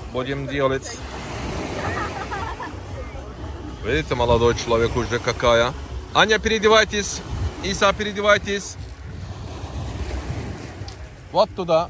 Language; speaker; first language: Russian; non-native, learner; Turkish